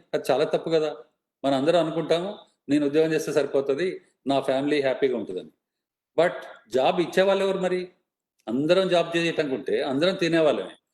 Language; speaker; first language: Telugu; native; Telugu